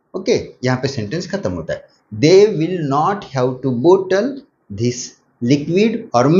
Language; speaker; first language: Hindi; non-native, local second language; Marathi